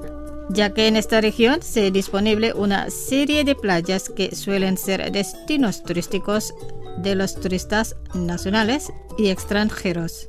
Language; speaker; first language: Spanish; non-native, fluent; Indonesian